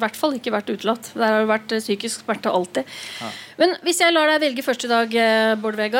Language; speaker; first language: Norwegian; native; Norwegian